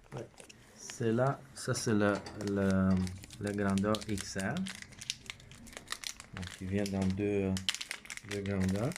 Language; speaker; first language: French; non-native, fluent; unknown